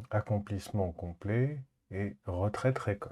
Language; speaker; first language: French; native; French